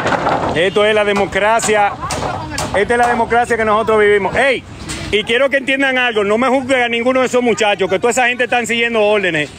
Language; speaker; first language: Spanish; native; Spanish